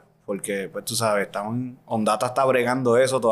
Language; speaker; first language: Spanish; native; Spanish